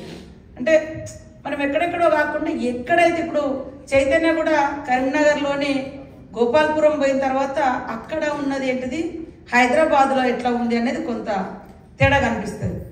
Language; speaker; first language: Telugu; native; Telugu